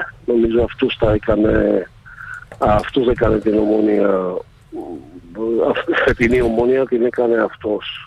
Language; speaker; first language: Greek; non-native, fluent; Slovak